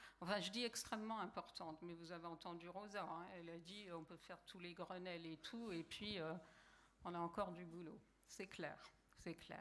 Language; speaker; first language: French; native; French